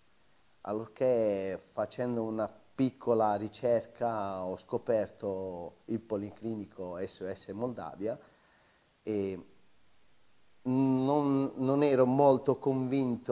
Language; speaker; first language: Italian; native; Italian